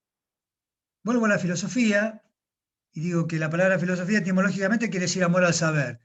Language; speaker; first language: Spanish; native; Spanish